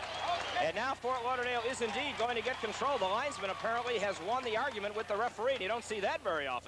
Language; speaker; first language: English; native; English